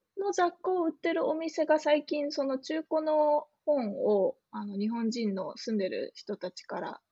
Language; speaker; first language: Japanese; native; Japanese